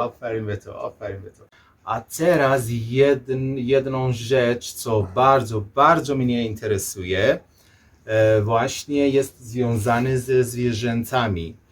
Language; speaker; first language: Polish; non-native, learner; Persian